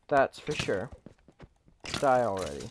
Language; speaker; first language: English; native; English